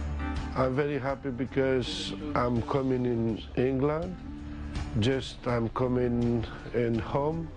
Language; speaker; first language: English; non-native, learner; Romanian